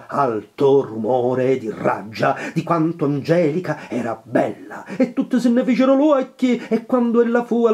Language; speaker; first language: Italian; native; Italian